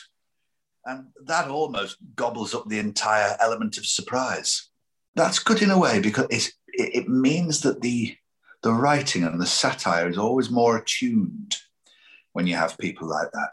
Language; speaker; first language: English; native; English